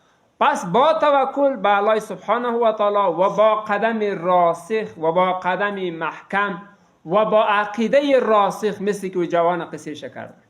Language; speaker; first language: Persian; native; Persian